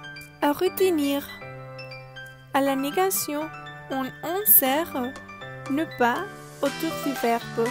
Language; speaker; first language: French; non-native, learner; Spanish